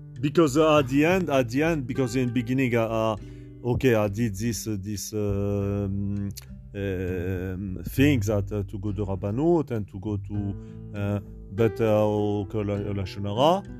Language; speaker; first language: English; non-native, learner; French